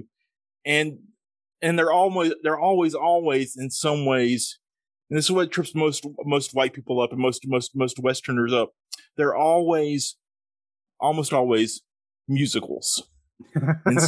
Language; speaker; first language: English; native; English